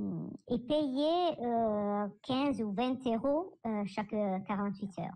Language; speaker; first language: French; non-native, learner; Italian